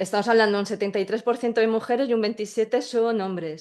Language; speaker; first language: Spanish; native; Spanish